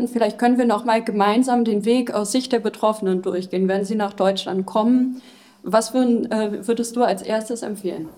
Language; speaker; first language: German; native; German